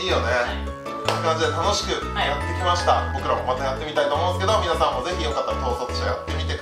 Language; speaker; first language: Japanese; native; Japanese